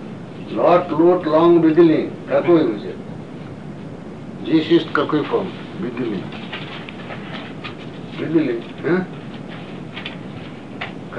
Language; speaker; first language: Russian; non-native, learner; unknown